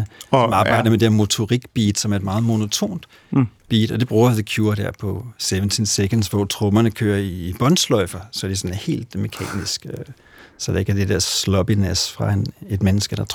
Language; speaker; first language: Danish; native; Danish